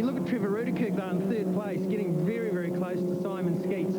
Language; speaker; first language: English; native; English